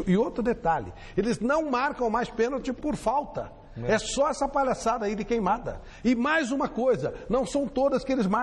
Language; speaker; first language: Portuguese; native; Portuguese